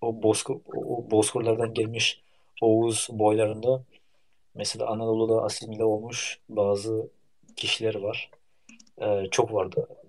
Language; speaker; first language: Turkish; early bilingual, heritage; Turkish